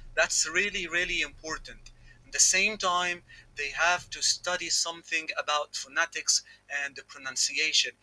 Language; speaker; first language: English; non-native, fluent; Arabic